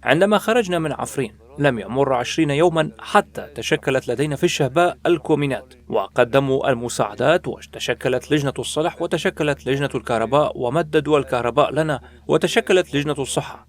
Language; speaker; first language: Arabic; non-native, local second language; Kurdish